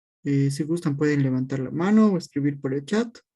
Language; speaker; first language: Spanish; native; Spanish